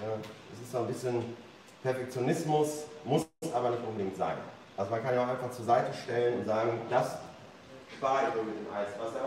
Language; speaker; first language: German; native; German